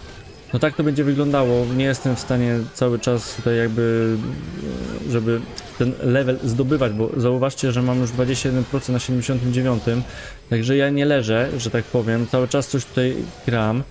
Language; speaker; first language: Polish; native; Polish